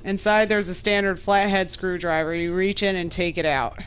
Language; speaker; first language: English; native; English